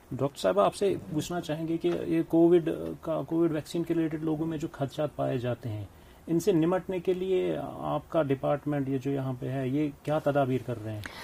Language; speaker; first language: Hindi; non-native, local second language; Kashmiri